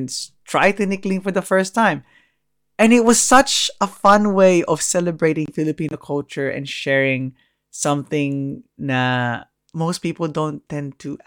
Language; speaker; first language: English; non-native, local second language; Filipino